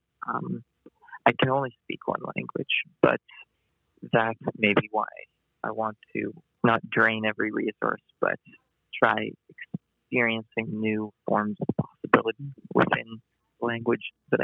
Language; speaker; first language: English; native; English